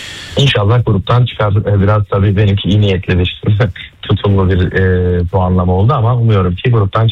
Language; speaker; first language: Turkish; native; Turkish